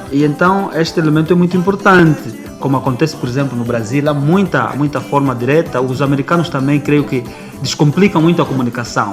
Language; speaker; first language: Portuguese; native; Portuguese